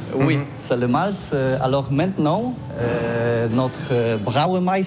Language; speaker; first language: French; non-native, learner; Polish